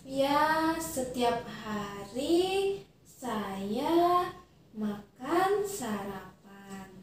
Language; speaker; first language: Indonesian; non-native, learner; Japanese